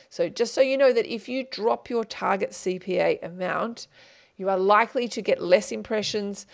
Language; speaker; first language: English; native; English